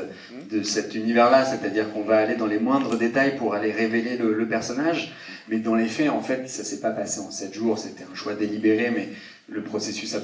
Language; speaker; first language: French; native; French